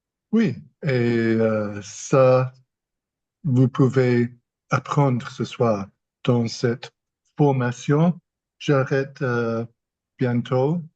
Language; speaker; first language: French; non-native, fluent; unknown